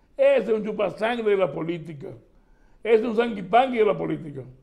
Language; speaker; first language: Spanish; native; Spanish